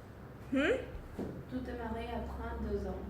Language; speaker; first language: French; non-native, learner; Spanish